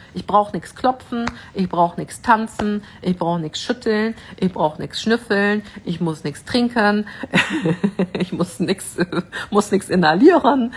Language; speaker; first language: German; native; German